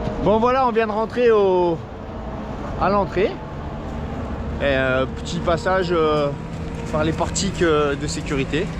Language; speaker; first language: French; native; French